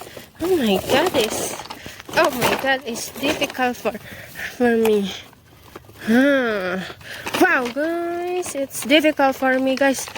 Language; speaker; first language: English; non-native, learner; Indonesian